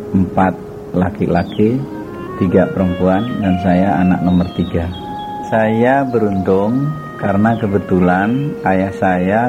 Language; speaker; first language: Indonesian; non-native, local second language; Madurese